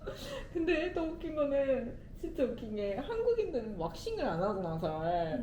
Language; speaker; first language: Korean; native; Korean